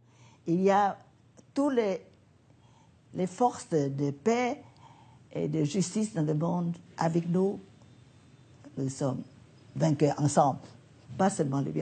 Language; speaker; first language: French; non-native, fluent; Vietnamese